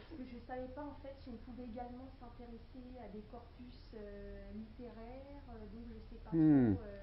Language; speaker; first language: French; non-native, learner; Chinese